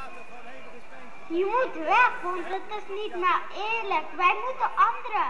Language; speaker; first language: Dutch; early bilingual, other home language; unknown